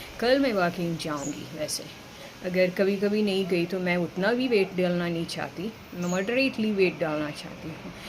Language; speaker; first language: Hindi; native; Hindi